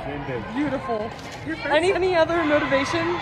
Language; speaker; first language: English; native; English